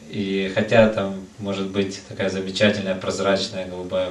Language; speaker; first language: Russian; native; Russian